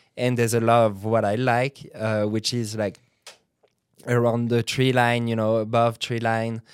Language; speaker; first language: English; non-native, fluent; French